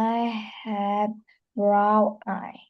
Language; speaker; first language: English; non-native, learner; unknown